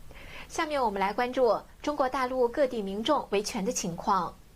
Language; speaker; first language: Chinese; native; Chinese